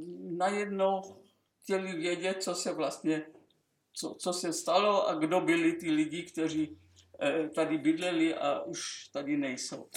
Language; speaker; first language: Czech; non-native, local second language; German